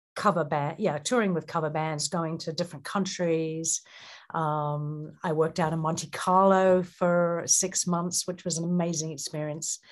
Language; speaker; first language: English; native; English